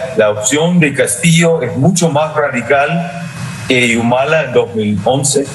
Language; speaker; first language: Spanish; non-native, fluent; English